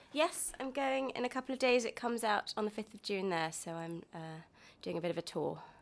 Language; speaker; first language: English; native; English